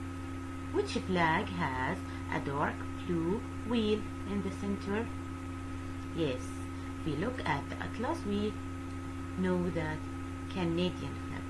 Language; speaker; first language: English; non-native, fluent; Arabic